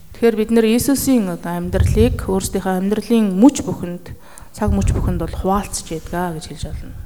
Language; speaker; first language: Mongolian; native; Mongolian